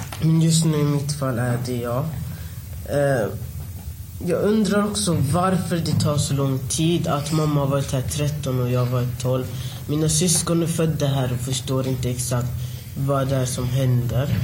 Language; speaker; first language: Swedish; early bilingual, other home language; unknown